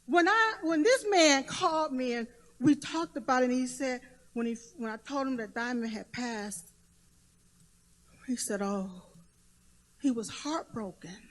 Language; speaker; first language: English; native; English